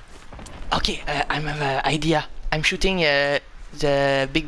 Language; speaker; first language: English; non-native, learner; French